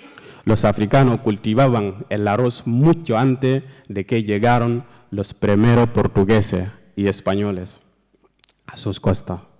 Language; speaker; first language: Spanish; non-native, learner; Fula